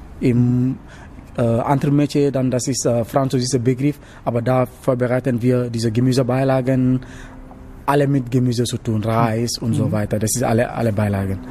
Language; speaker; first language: German; non-native, learner; Wolof